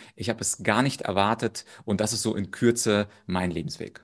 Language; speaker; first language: German; early bilingual, other home language; Russian